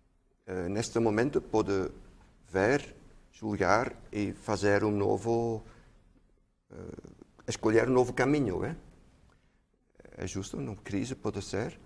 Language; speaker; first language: Portuguese; non-native, fluent; Dutch